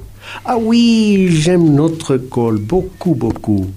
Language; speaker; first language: French; non-native, fluent; Spanish